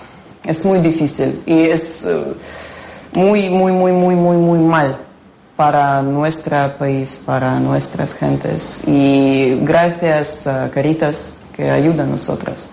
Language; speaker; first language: Spanish; non-native, learner; Ukrainian